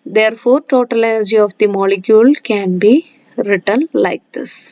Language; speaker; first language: English; non-native, local second language; Malayalam